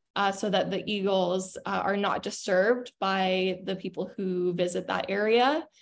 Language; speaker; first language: English; native; English